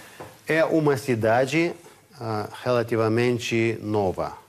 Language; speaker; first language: Portuguese; non-native, fluent; Russian